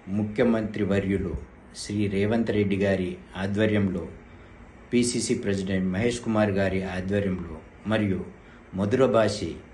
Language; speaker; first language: Telugu; non-native, local second language; Lambadi